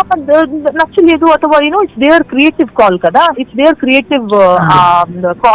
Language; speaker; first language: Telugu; non-native, local second language; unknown